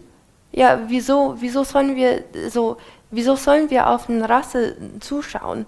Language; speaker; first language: German; non-native, fluent; English